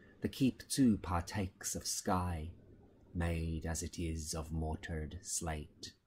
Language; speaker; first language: English; native; English